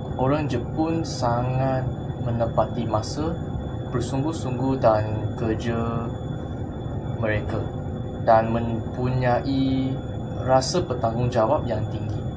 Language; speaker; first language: Malay; non-native, local second language; Chinese